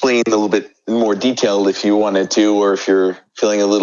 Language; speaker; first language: English; native; English